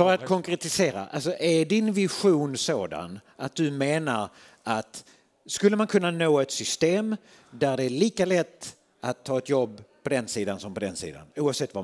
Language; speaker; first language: Swedish; native; Swedish